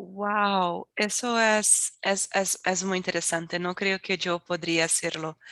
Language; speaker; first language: Spanish; non-native, fluent; Portuguese